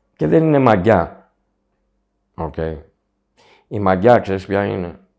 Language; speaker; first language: Greek; early bilingual, heritage; Greek